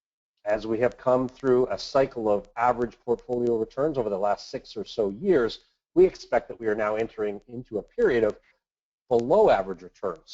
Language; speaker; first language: English; native; English